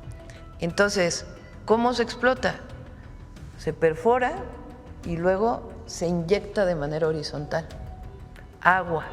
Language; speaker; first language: Spanish; native; Spanish